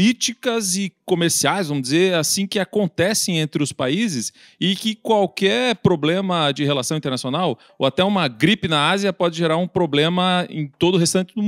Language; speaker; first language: Portuguese; native; Portuguese